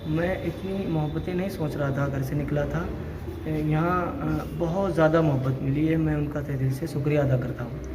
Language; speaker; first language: Hindi; native; Hindi